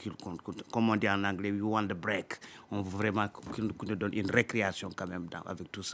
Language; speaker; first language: French; non-native, local second language; Fula